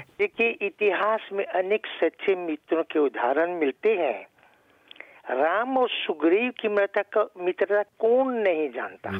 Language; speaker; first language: Hindi; non-native, local second language; Morisyen